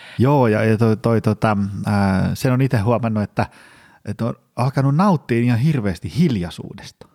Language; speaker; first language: Finnish; native; Finnish